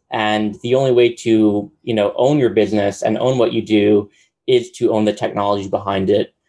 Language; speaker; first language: English; native; English